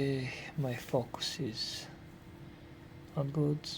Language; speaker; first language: English; non-native, learner; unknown